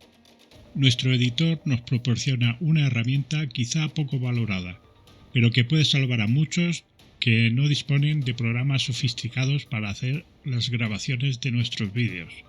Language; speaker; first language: Spanish; native; Spanish